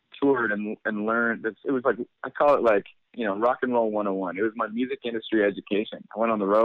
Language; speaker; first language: English; native; English